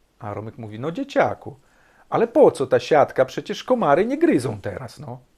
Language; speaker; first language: Polish; early bilingual, heritage; Polish